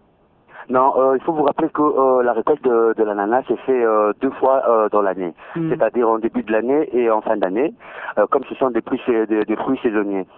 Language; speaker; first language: French; non-native, local second language; Luba-Lulua